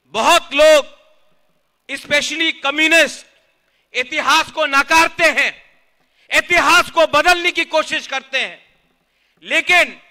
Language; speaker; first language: Hindi; non-native, local second language; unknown